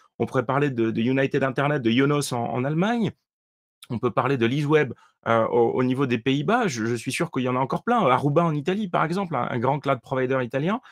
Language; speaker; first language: French; native; French